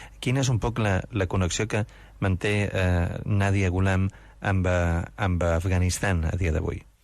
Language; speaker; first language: Catalan; native; Catalan